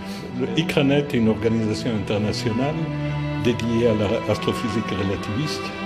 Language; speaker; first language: French; non-native, fluent; Italian